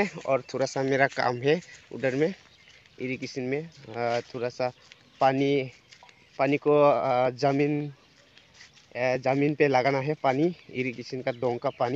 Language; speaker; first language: Hindi; non-native, local second language; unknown